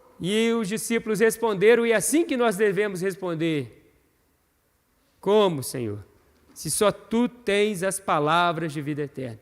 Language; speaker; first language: Portuguese; native; Portuguese